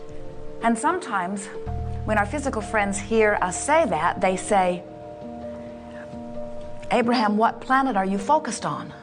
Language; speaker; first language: English; native; English